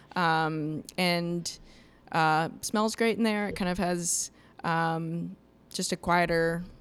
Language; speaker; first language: English; native; English